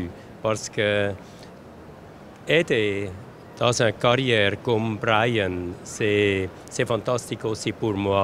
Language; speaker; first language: French; non-native, local second language; German